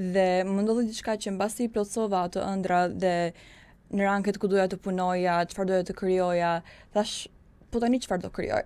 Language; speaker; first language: Albanian; early bilingual, heritage; Albanian